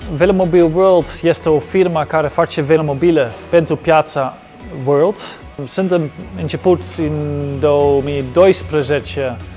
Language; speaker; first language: Romanian; non-native, learner; Dutch